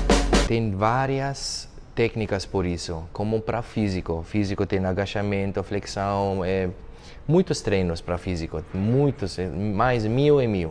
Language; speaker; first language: Portuguese; non-native, fluent; German